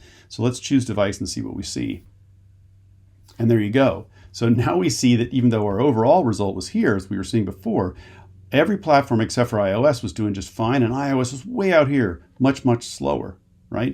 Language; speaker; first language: English; native; English